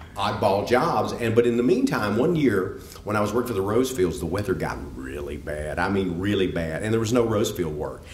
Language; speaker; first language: English; native; English